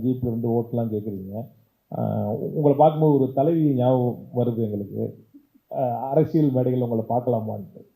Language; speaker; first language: Tamil; native; Tamil